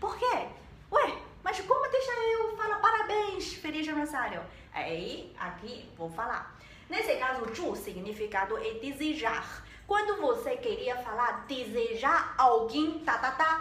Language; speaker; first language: Portuguese; non-native, learner; Chinese